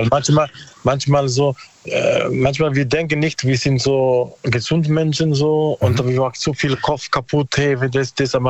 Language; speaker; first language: German; non-native, learner; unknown